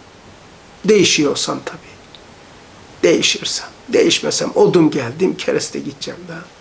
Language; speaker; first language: Turkish; native; Turkish